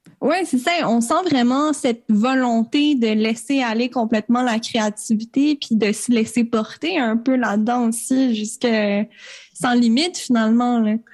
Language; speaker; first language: French; native; French